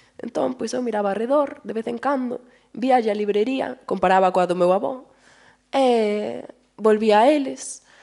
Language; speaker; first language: Galician; native; Galician